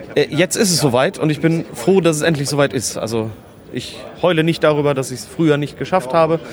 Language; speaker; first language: German; native; German